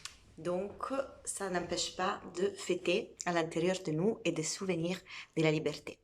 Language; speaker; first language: French; non-native, fluent; Italian